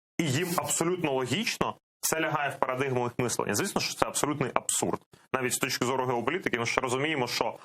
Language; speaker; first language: Ukrainian; non-native, local second language; Russian